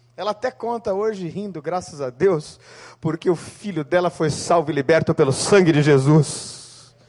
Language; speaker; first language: Portuguese; native; Portuguese